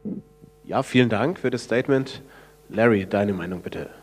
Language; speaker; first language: German; native; German